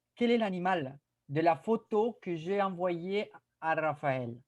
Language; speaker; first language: French; non-native, fluent; Spanish